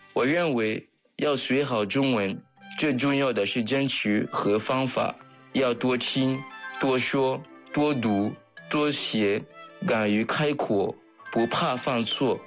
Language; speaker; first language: Chinese; non-native, fluent; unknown